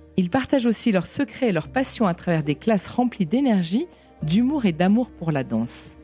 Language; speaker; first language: French; native; French